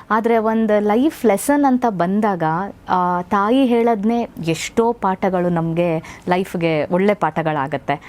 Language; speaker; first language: Kannada; native; Kannada